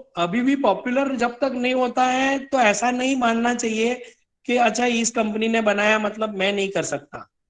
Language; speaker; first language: Hindi; non-native, local second language; Gujarati